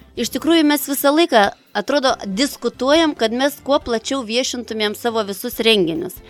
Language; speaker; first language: Lithuanian; native; Lithuanian